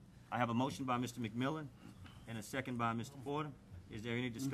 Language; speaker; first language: English; native; English